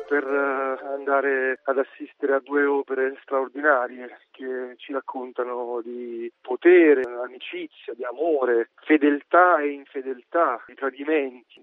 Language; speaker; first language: Italian; native; Italian